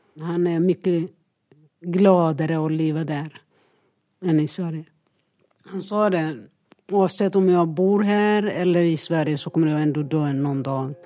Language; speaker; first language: Norwegian; non-native, learner; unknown